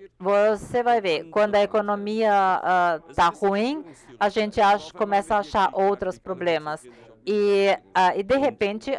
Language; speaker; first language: Portuguese; non-native, learner; German